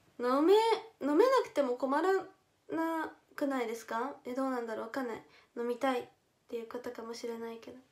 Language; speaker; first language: Japanese; native; Japanese